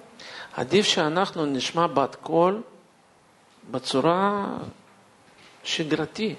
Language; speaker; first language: Hebrew; non-native, fluent; Russian